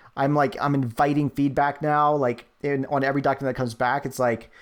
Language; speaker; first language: English; native; English